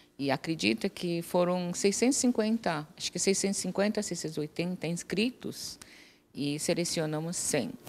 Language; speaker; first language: Portuguese; non-native, fluent; Korean